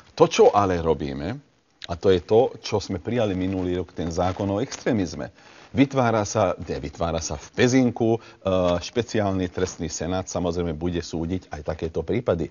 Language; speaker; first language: Slovak; non-native, local second language; Hungarian